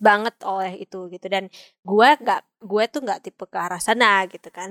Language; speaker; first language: Indonesian; early bilingual, heritage; Indonesian